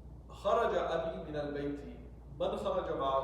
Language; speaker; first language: Arabic; non-native, fluent; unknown